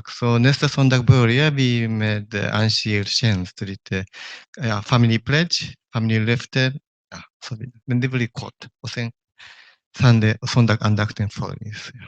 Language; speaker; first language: Swedish; non-native, fluent; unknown